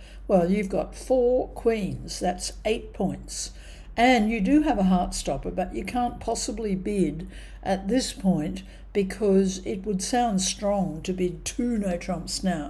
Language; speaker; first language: English; native; English